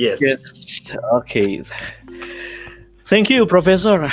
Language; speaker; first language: English; non-native, learner; Indonesian